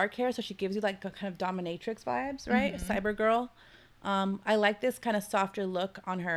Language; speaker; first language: English; native; English